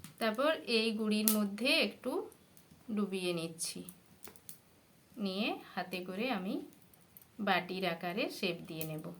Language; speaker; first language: Bangla; native; Bangla